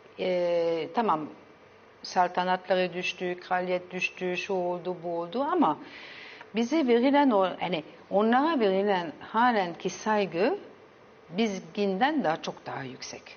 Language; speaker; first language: Turkish; early bilingual, heritage; Turkish